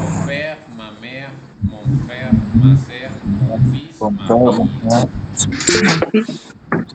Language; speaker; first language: French; non-native, fluent; Spanish